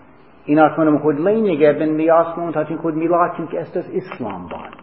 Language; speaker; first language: Hungarian; non-native, fluent; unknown